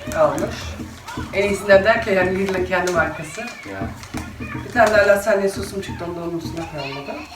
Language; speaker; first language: Turkish; early bilingual, heritage; Turkish